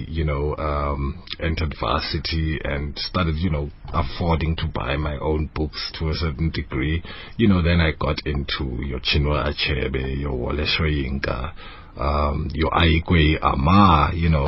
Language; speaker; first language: English; non-native, local second language; Zulu